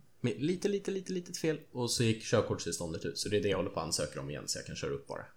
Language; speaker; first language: Swedish; native; Swedish